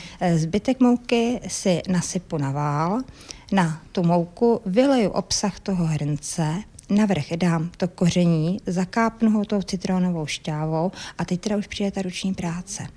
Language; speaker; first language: Czech; native; Czech